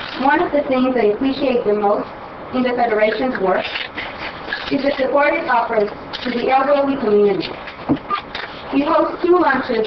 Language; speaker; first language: English; non-native, fluent; Hebrew